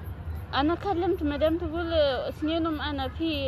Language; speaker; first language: Arabic; non-native, learner; Amharic